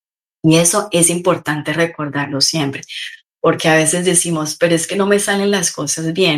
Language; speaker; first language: Spanish; native; Spanish